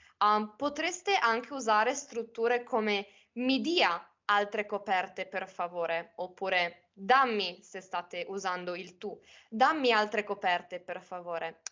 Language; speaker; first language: Italian; native; Italian